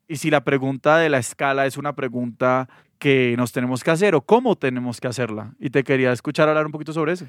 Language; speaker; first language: Spanish; native; Spanish